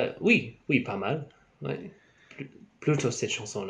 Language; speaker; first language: French; non-native, learner; English